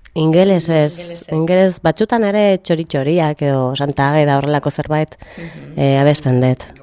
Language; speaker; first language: Basque; non-native, local second language; Spanish